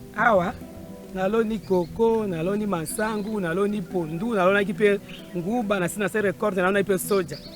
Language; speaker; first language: Lingala; native; Lingala